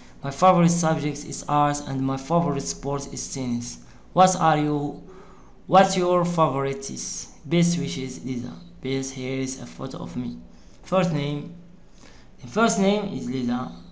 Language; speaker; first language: English; non-native, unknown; Arabic